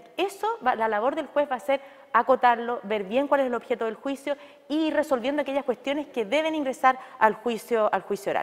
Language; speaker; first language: Spanish; native; Spanish